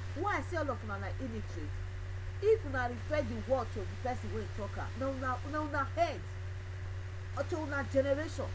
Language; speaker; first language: Nigerian Pidgin; non-native, local second language; Bini